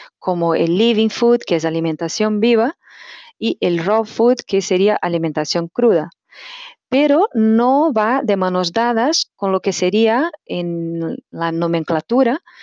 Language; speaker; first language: Spanish; non-native, fluent; Portuguese